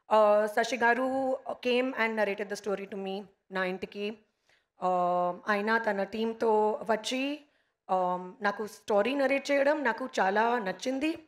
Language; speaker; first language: Telugu; non-native, learner; Hindi